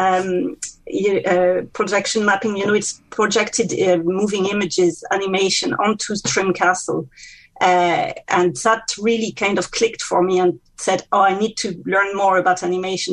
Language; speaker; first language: English; non-native, fluent; French